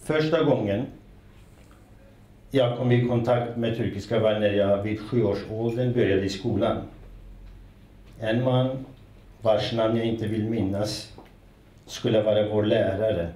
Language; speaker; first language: Danish; non-native, fluent; Kurdish